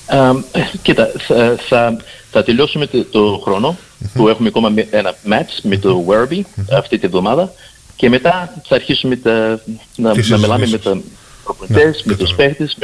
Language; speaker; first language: Greek; early bilingual, heritage; Greek